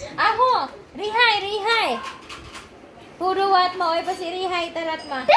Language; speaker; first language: Filipino; non-native, local second language; Cebuano